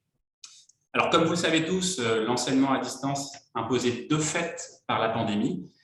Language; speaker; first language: French; native; French